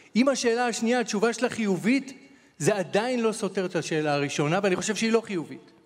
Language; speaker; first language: Hebrew; native; Hebrew